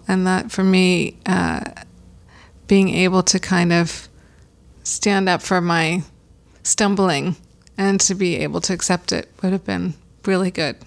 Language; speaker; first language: English; native; English